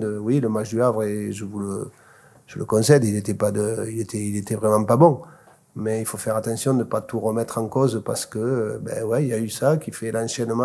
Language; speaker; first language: French; native; French